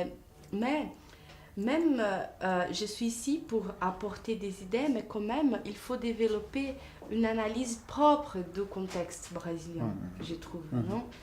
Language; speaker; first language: French; non-native, fluent; Portuguese